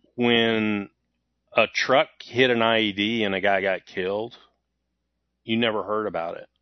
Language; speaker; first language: English; native; English